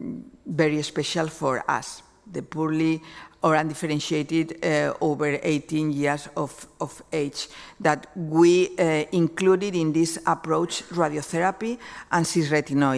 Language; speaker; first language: English; non-native, fluent; Spanish